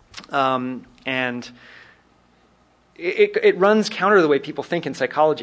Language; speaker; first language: English; native; English